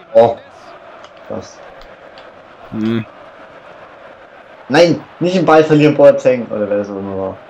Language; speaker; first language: German; native; German